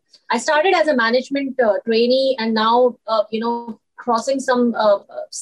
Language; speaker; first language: English; non-native, local second language; Hindi